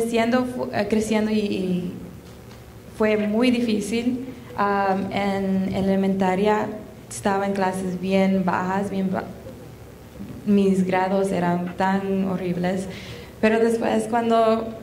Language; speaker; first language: Spanish; early bilingual, heritage; Spanish